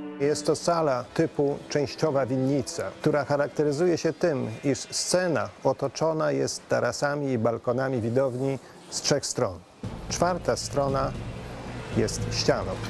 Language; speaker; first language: Polish; native; Polish